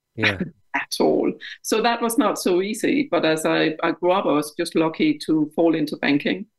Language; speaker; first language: English; non-native, fluent; Danish